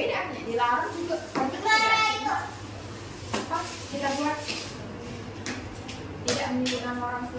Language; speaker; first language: Indonesian; native; Indonesian